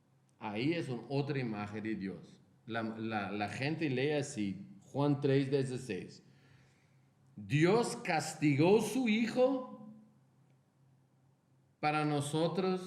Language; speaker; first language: Spanish; non-native, fluent; Portuguese